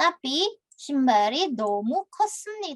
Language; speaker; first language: Korean; non-native, fluent; Indonesian